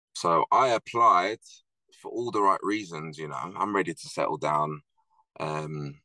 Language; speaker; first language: English; native; English